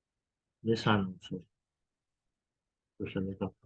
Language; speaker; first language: English; non-native, fluent; Chinese